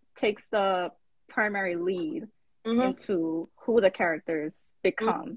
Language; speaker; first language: English; native; English